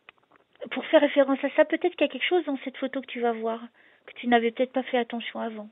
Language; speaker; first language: French; native; French